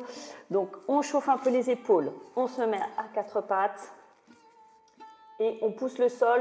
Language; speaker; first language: French; native; French